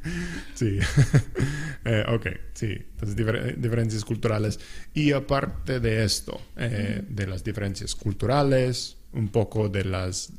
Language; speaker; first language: Spanish; non-native, local second language; English